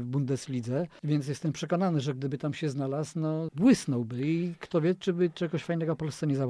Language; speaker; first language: Polish; native; Polish